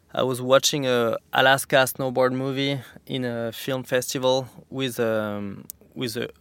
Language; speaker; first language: English; non-native, fluent; French